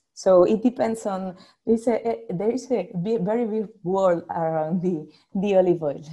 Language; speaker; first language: English; non-native, fluent; Spanish